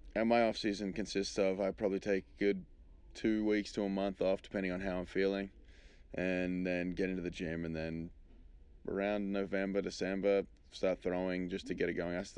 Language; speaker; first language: English; native; English